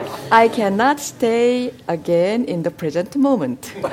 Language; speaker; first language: English; non-native, fluent; Korean